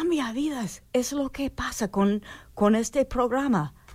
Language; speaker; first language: Spanish; non-native, learner; English